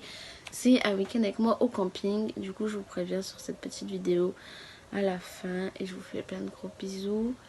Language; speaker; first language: French; native; French